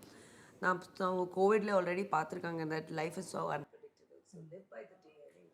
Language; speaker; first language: Tamil; non-native, learner; Hindi